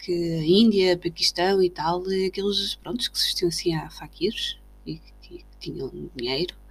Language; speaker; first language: Portuguese; native; Portuguese